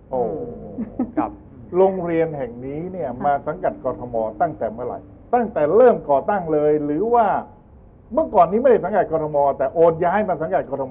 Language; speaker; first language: Thai; native; Thai